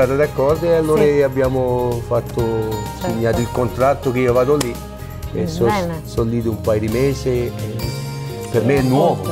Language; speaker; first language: Italian; early bilingual, heritage; Italian